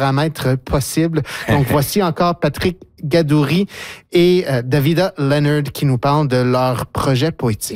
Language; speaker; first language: French; native; French